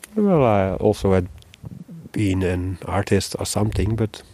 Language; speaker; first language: English; non-native, learner; Dutch